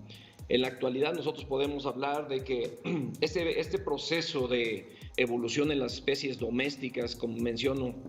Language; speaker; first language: Spanish; native; Spanish